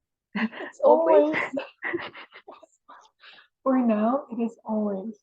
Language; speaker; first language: English; non-native, fluent; Russian